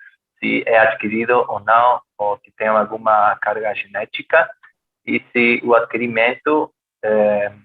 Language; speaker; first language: Portuguese; non-native, fluent; Spanish